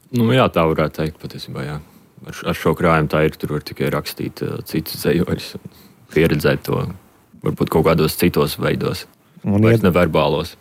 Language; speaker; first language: Latvian; native; Latvian